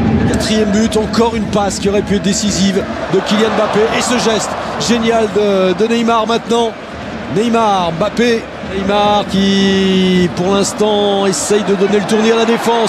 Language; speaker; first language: French; native; French